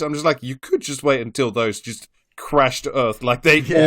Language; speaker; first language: English; native; English